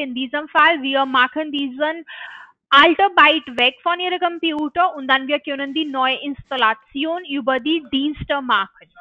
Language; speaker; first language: German; non-native, learner; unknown